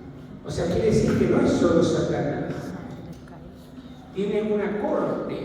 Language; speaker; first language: Spanish; native; Spanish